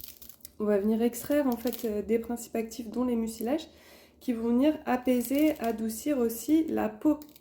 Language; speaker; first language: French; native; French